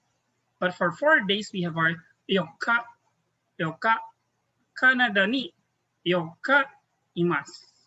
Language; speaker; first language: Japanese; non-native, fluent; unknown